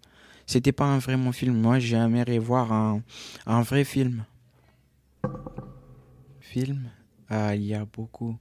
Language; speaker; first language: French; non-native, learner; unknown